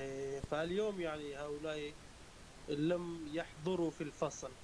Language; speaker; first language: Arabic; non-native, fluent; Urdu